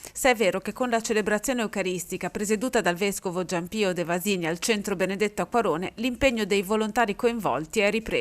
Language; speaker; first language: Italian; native; Italian